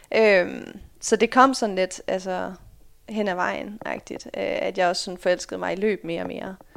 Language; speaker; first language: Danish; early bilingual, other home language; Dutch